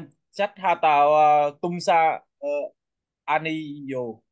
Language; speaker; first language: Korean; non-native, learner; Vietnamese